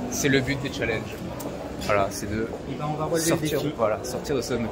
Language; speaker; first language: French; native; French